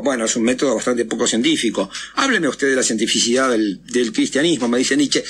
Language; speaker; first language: Spanish; native; Spanish